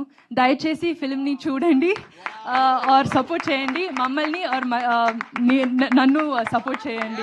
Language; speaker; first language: Telugu; non-native, learner; Tamil